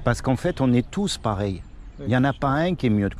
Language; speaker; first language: French; native; French